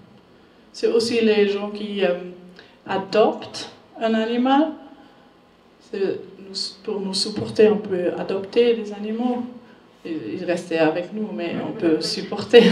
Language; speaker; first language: French; non-native, learner; German